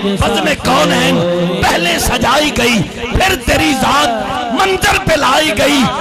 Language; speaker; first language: Urdu; non-native, local second language; Punjabi